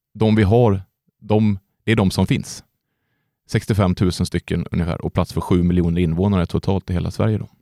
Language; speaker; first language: Swedish; native; Swedish